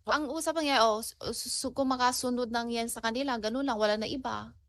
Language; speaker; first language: Filipino; non-native, learner; Chinese